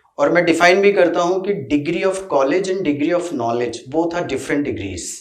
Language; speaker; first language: Hindi; native; Hindi